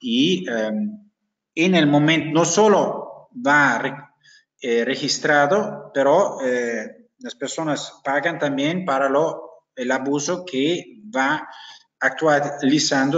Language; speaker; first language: Spanish; non-native, fluent; German